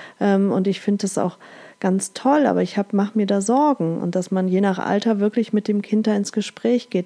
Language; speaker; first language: German; native; German